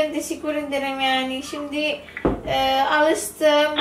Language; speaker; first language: Turkish; non-native, learner; Indonesian